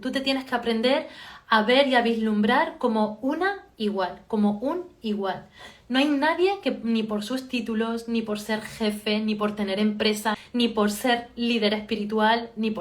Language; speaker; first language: Spanish; native; Spanish